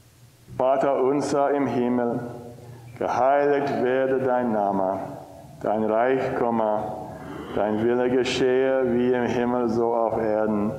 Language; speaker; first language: German; non-native, fluent; English